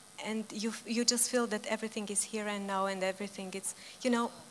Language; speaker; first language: English; non-native, fluent; Romanian